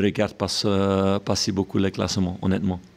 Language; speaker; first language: French; non-native, local second language; Dutch